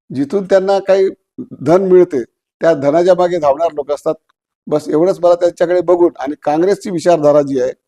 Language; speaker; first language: Marathi; native; Marathi